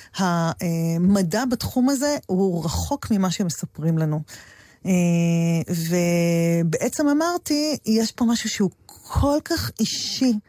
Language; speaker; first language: Hebrew; native; Hebrew